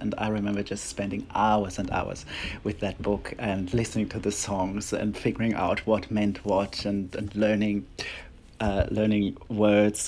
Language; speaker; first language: English; non-native, fluent; German